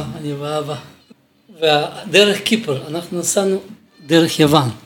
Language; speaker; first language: Hebrew; non-native, fluent; Russian